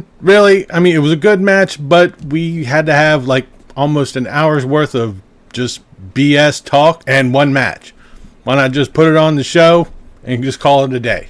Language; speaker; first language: English; native; English